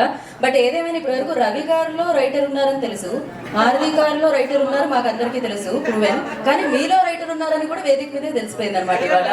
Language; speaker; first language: Telugu; native; Telugu